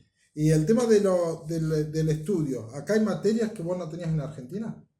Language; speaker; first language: Spanish; native; Spanish